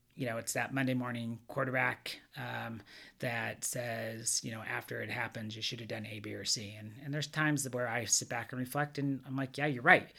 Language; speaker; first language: English; native; English